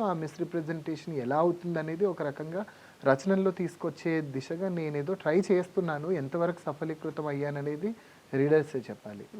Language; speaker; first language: Telugu; non-native, local second language; Lambadi